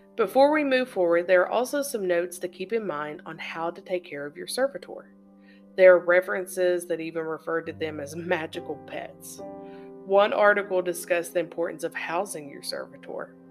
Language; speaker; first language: English; native; English